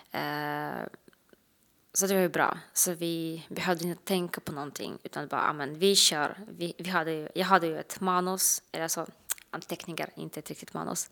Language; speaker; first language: Swedish; non-native, fluent; Russian